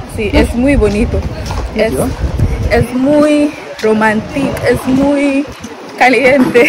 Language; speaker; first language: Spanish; non-native, learner; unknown